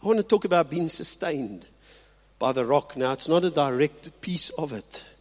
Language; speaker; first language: English; non-native, local second language; Afrikaans